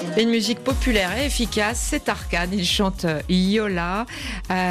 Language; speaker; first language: French; native; French